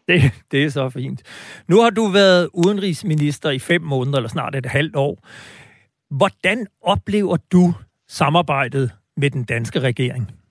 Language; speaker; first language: Danish; native; Danish